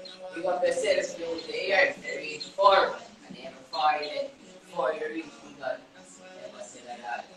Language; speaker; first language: English; native; English